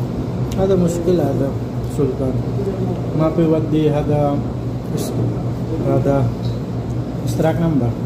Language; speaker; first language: Arabic; non-native, learner; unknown